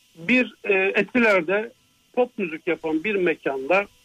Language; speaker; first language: Turkish; native; Turkish